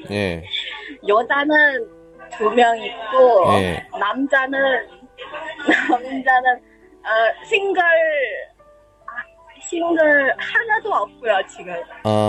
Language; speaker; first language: Korean; non-native, learner; Chinese